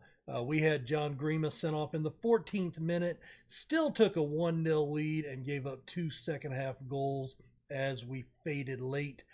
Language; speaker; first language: English; native; English